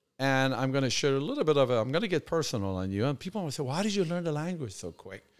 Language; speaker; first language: English; non-native, fluent; Persian